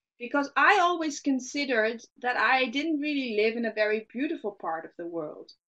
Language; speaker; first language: English; non-native, fluent; Dutch